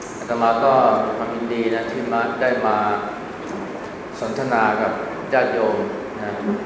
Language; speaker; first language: Thai; native; Thai